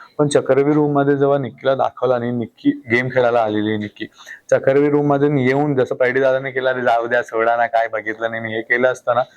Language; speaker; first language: Marathi; non-native, local second language; Hindi